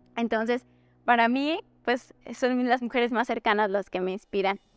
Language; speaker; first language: Spanish; native; Spanish